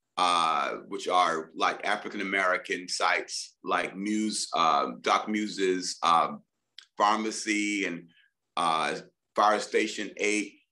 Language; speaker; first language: English; native; English